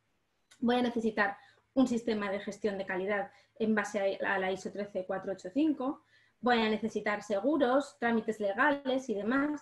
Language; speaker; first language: Spanish; native; Spanish